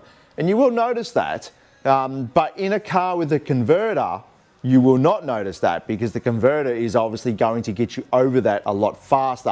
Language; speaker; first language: English; native; English